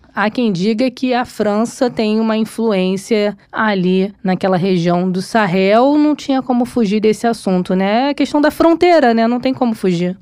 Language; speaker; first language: Portuguese; native; Portuguese